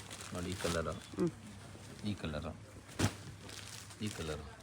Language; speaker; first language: Kannada; non-native, local second language; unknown